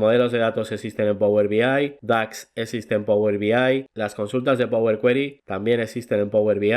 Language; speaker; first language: Spanish; native; Spanish